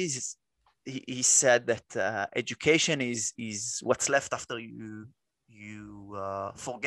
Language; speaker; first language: English; non-native, fluent; Hebrew